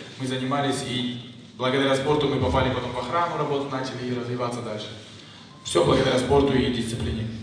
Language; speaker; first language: Russian; non-native, local second language; Uzbek